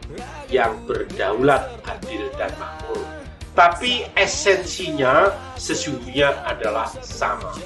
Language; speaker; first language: Indonesian; native; Indonesian